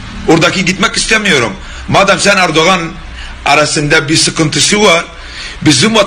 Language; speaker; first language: Turkish; non-native, learner; Arabic